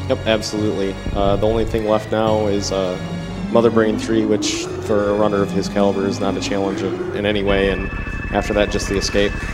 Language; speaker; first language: English; native; English